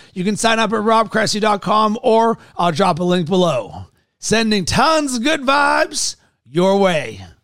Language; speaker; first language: English; native; English